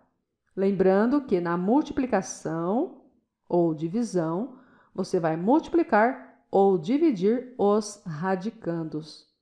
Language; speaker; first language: Portuguese; native; Portuguese